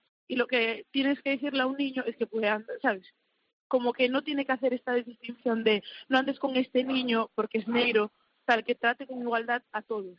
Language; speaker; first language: Spanish; early bilingual, other home language; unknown